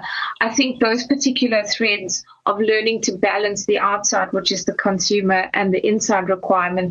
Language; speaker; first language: English; native; English